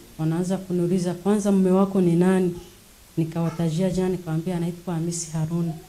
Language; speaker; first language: Swahili; non-native, local second language; Rundi